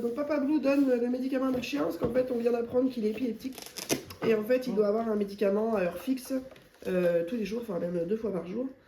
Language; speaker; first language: French; native; French